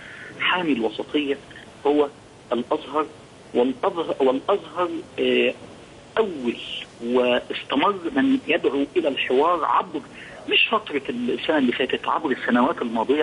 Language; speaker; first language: Arabic; native; Arabic